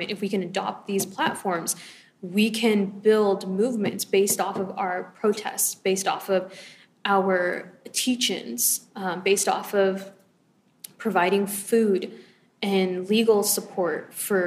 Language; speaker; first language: English; native; English